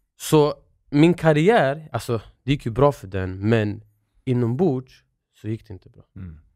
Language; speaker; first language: Swedish; early bilingual, other home language; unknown